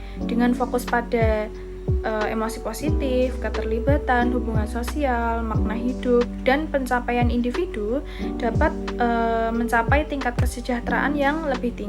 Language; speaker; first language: Indonesian; native; Indonesian